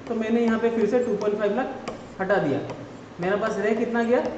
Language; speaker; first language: Hindi; non-native, local second language; Assamese